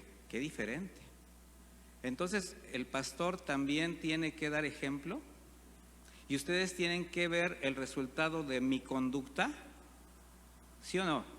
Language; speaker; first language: Spanish; native; Spanish